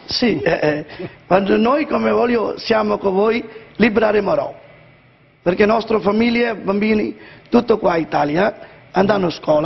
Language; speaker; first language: Italian; non-native, learner; Punjabi